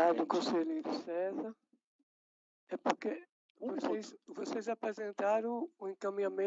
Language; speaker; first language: Portuguese; native; Portuguese